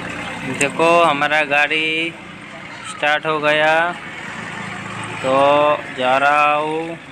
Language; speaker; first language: Hindi; non-native, local second language; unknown